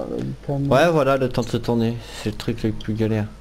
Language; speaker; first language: French; native; French